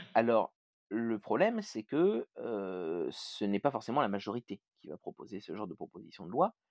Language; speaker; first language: French; native; French